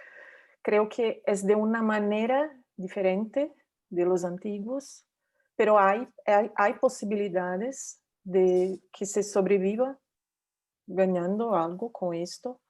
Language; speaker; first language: Spanish; non-native, learner; Portuguese